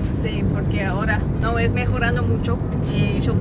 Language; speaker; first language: Spanish; non-native, learner; English